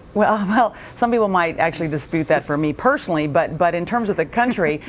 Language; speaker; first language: English; native; English